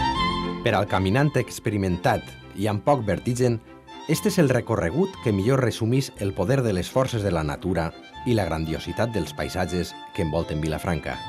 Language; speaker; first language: Catalan; native; Catalan